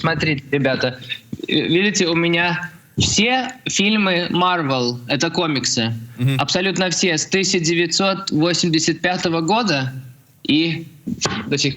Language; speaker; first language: Russian; early bilingual, heritage; Russian